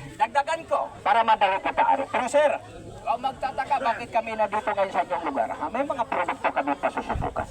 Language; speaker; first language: Filipino; non-native, local second language; Cebuano